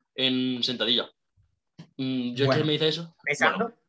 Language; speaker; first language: Spanish; native; Spanish